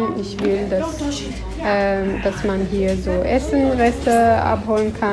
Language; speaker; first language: German; non-native, fluent; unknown